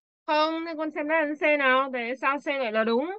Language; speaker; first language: Chinese; non-native, fluent; Vietnamese